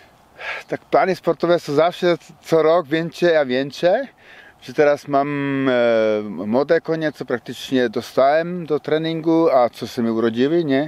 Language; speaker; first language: Polish; non-native, learner; Czech